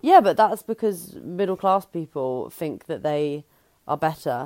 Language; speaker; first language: English; native; English